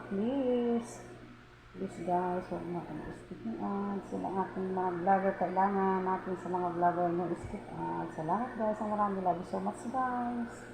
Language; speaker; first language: Filipino; non-native, local second language; Cebuano